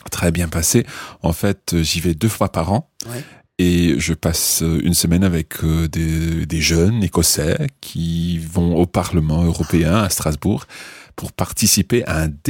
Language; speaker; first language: French; non-native, fluent; English